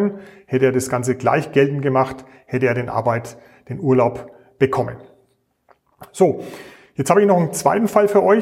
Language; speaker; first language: German; native; German